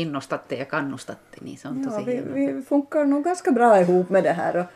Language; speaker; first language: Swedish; non-native, local second language; Finnish